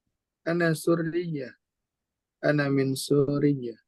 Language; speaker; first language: Arabic; non-native, learner; Indonesian